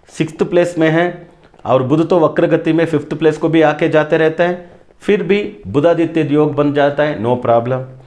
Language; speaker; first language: Hindi; non-native, local second language; Kannada